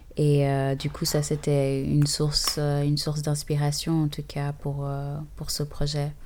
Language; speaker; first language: French; early bilingual, other home language; English